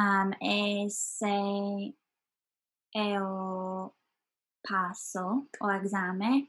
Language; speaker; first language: Portuguese; non-native, learner; English